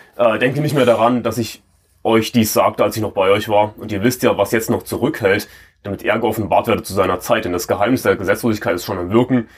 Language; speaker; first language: German; native; German